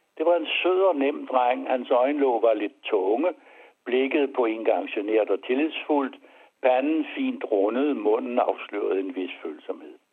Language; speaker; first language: Danish; early bilingual, other home language; French